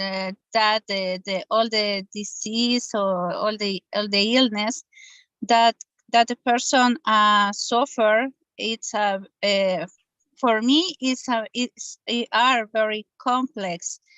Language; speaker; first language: English; non-native, learner; Spanish